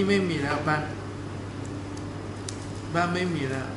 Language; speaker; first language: Thai; non-native, local second language; Chinese